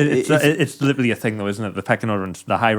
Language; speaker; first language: English; native; English